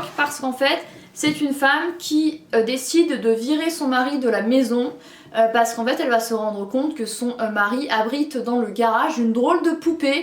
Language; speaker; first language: French; native; French